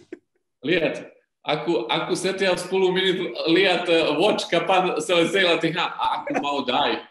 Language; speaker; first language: Indonesian; non-native, learner; Serbian